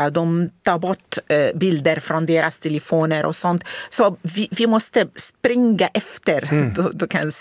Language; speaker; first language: Swedish; non-native, learner; Arabic